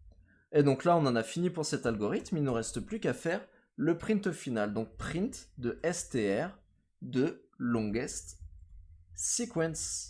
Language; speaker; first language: French; native; French